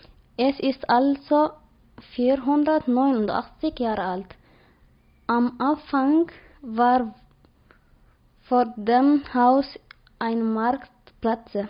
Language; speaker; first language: German; non-native, learner; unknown